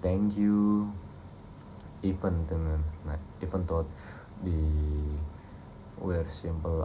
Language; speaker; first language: English; non-native, learner; Indonesian